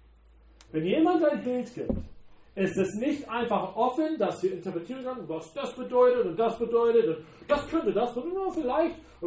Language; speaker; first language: German; non-native, fluent; English